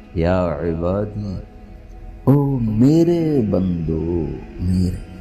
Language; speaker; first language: Urdu; non-native, local second language; Punjabi